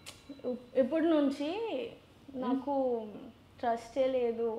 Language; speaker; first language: Telugu; non-native, learner; Gujarati